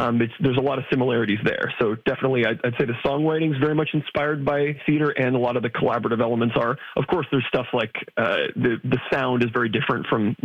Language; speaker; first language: English; native; English